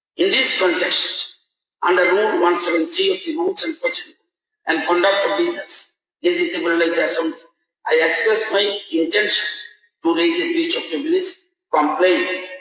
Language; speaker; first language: English; non-native, local second language; Bangla